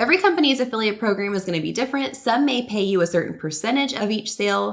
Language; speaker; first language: English; native; English